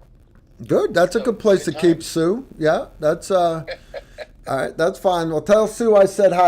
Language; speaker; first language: English; native; English